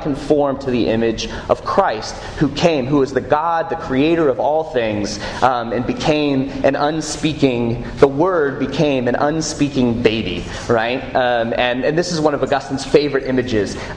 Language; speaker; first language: English; native; English